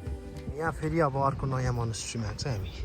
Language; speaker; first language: Nepali; non-native, local second language; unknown